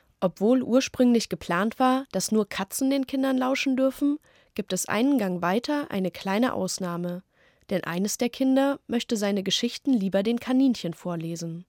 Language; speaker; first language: German; native; German